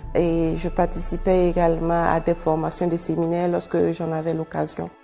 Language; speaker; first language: French; non-native, local second language; Mossi